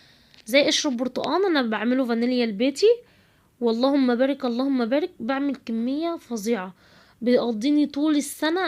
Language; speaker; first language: Arabic; native; Arabic